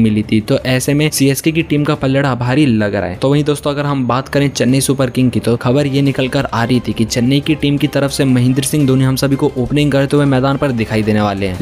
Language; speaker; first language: Hindi; native; Hindi